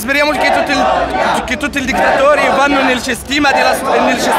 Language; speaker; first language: Italian; non-native, learner; Arabic